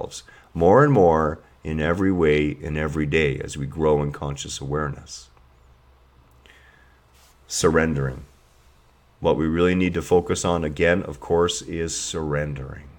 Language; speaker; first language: English; native; English